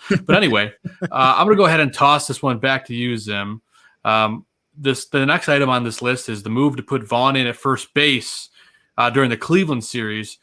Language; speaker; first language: English; native; English